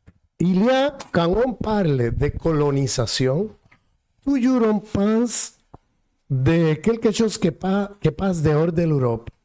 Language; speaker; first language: French; non-native, fluent; Spanish